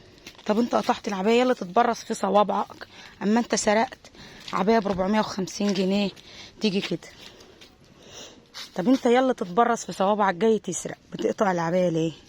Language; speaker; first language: Arabic; native; Arabic